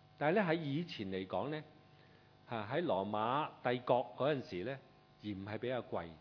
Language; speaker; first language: Chinese; non-native, local second language; Cantonese